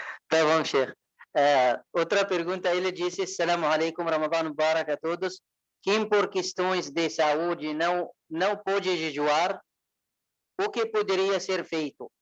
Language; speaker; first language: Portuguese; non-native, fluent; Arabic